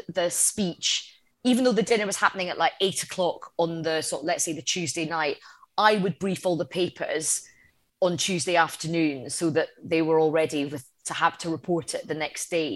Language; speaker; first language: English; native; English